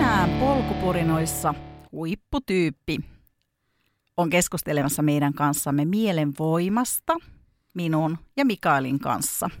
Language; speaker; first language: Finnish; native; Finnish